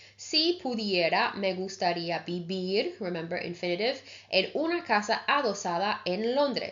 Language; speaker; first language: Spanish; non-native, fluent; English